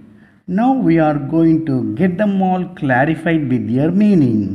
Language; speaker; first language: English; non-native, local second language; Tamil